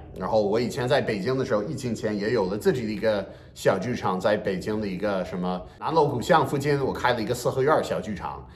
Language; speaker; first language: Chinese; non-native, fluent; English